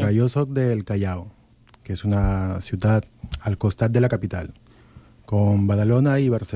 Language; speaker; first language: Catalan; non-native, learner; Spanish